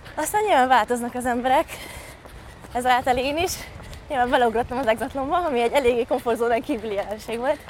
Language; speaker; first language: Hungarian; native; Hungarian